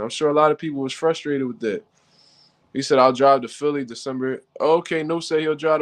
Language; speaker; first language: English; native; English